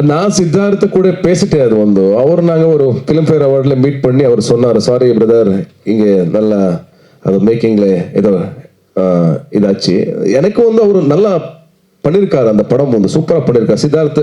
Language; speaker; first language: Tamil; non-native, learner; Kannada